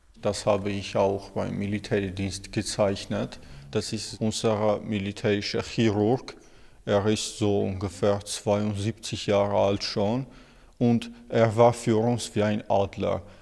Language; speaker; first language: German; non-native, learner; Armenian